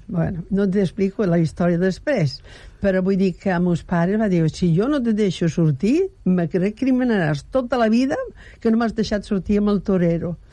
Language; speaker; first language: Catalan; non-native, fluent; Swedish